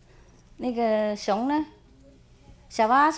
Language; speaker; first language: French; non-native, learner; Vietnamese